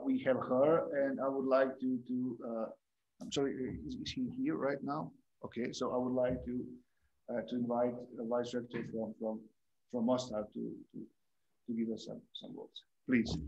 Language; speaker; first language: English; non-native, fluent; Croatian